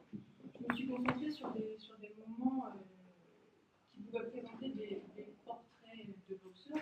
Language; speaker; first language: French; native; French